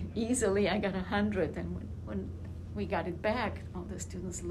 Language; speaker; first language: English; non-native, fluent; Romanian